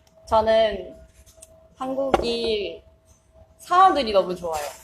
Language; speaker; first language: Korean; non-native, fluent; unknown